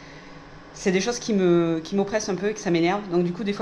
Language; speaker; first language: French; native; French